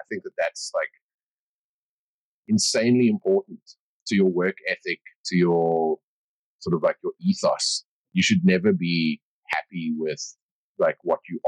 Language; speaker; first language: English; native; English